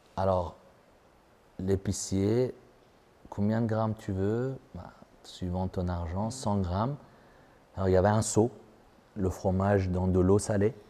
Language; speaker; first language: French; non-native, fluent; Persian